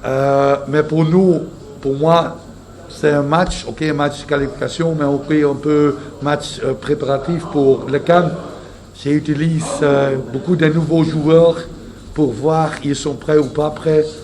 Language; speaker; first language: French; non-native, fluent; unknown